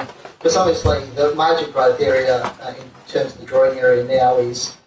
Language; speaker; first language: English; native; English